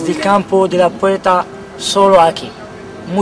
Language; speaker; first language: Spanish; non-native, learner; Kabyle